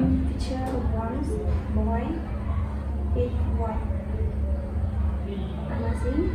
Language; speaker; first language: English; non-native, learner; Khmer